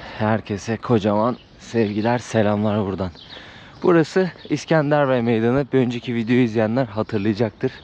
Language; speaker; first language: Turkish; native; Turkish